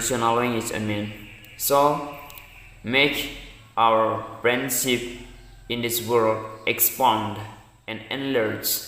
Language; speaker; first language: English; non-native, learner; Indonesian